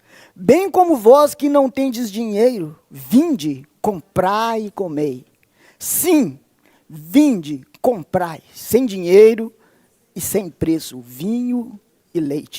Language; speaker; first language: Portuguese; native; Portuguese